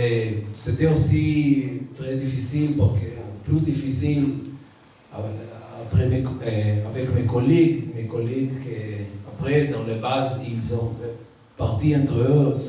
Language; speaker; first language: French; non-native, learner; Hebrew